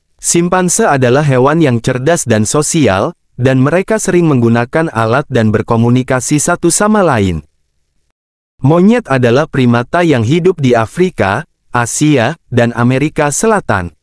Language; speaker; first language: Indonesian; native; Indonesian